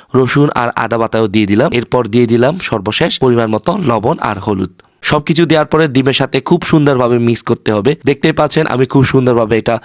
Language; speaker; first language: Bangla; non-native, local second language; Chakma